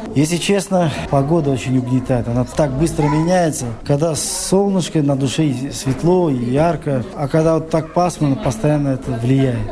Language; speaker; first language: Russian; non-native, local second language; Tajik